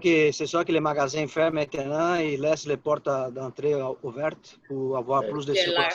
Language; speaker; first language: French; non-native, fluent; Portuguese